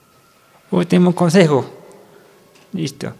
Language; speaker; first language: Spanish; non-native, local second language; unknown